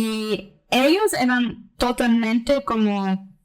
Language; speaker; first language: Spanish; early bilingual, heritage; Spanish